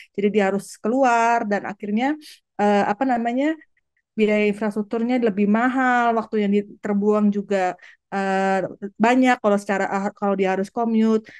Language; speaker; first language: Indonesian; native; Indonesian